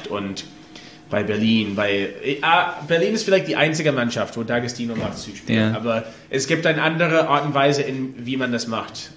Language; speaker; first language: German; non-native, learner; English